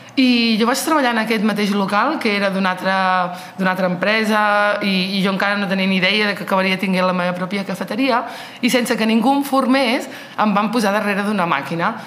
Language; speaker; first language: Catalan; early bilingual, other home language; Riffian